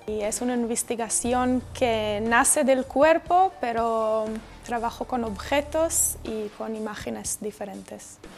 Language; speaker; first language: Spanish; non-native, fluent; Hebrew